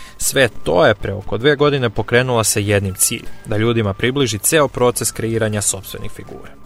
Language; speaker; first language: Serbian; native; Serbian